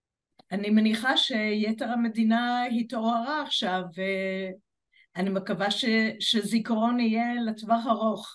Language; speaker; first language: Hebrew; non-native, fluent; English